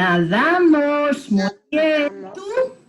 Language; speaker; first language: Spanish; non-native, fluent; English